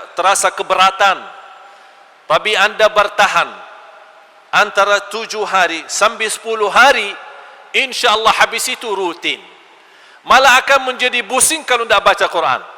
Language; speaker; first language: Malay; non-native, fluent; Arabic